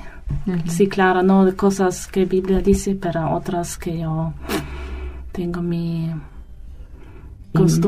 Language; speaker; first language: Spanish; non-native, learner; German